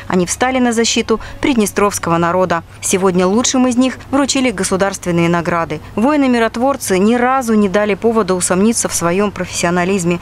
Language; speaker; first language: Russian; native; Russian